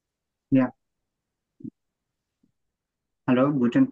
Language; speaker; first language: German; non-native, learner; Bangla